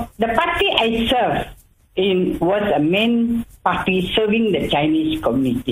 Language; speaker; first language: English; non-native, local second language; Tamil